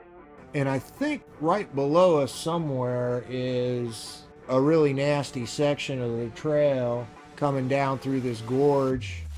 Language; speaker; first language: English; native; English